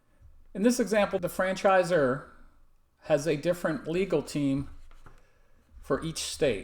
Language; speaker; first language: English; native; English